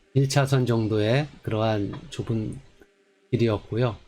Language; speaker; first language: Korean; native; Korean